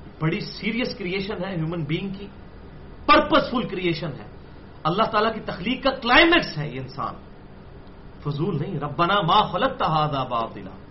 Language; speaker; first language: Urdu; non-native, local second language; Punjabi